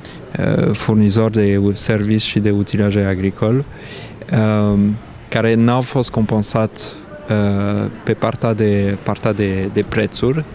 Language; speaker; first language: Romanian; non-native, fluent; French